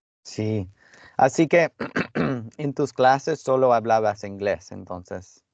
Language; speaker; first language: Spanish; non-native, fluent; English